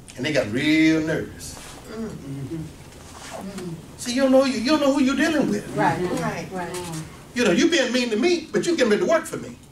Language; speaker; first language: English; native; English